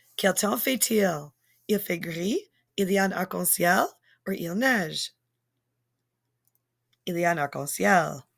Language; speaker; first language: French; non-native, fluent; English